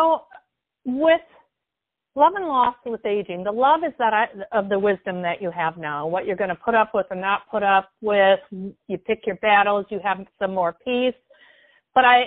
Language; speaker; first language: English; native; English